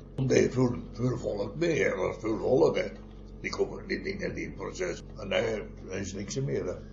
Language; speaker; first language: Dutch; non-native, fluent; Italian